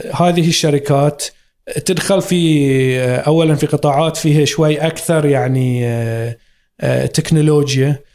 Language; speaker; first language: Arabic; native; Arabic